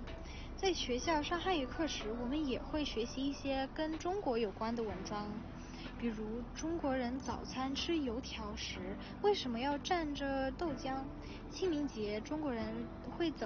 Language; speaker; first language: Chinese; early bilingual, other home language; Russian